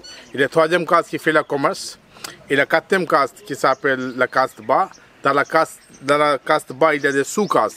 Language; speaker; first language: French; non-native, fluent; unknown